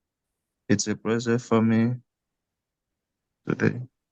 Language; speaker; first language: English; non-native, learner; Haitian Creole